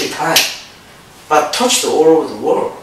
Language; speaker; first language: English; non-native, learner; Korean